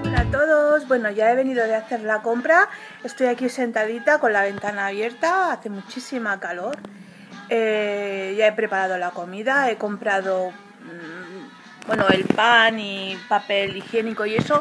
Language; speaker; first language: Spanish; native; Spanish